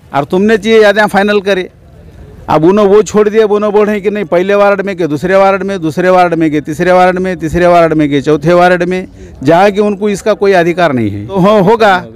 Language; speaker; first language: Hindi; non-native, local second language; Urdu